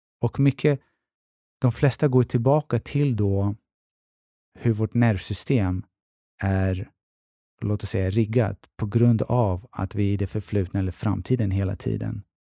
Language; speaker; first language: Swedish; early bilingual, other home language; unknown